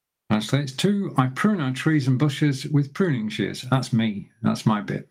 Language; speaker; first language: English; native; English